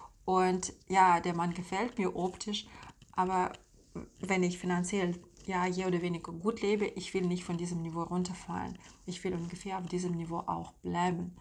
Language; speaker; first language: German; non-native, fluent; Russian